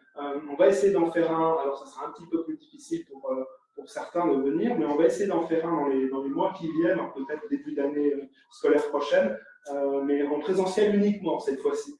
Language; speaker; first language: French; native; French